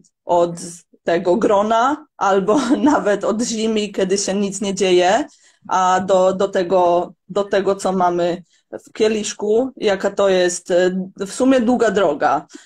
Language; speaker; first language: Polish; non-native, fluent; Croatian